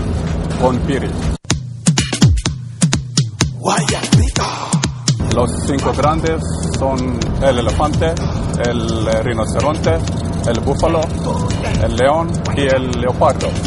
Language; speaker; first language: Spanish; non-native, fluent; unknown